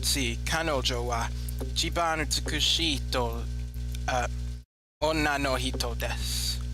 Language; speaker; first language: Japanese; non-native, learner; English